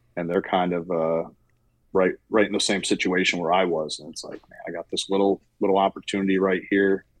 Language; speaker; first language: English; native; English